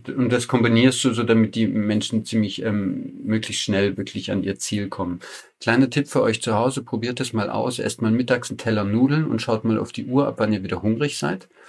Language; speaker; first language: German; native; German